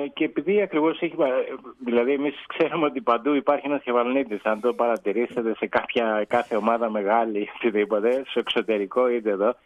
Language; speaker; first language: Greek; early bilingual, other home language; English